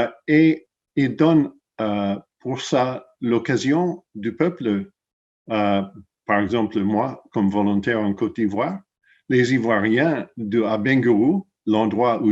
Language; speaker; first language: French; non-native, fluent; English